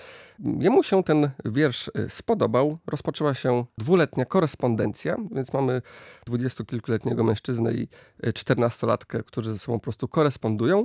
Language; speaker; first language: Polish; native; Polish